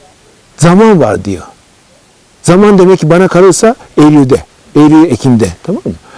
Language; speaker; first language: Turkish; non-native, fluent; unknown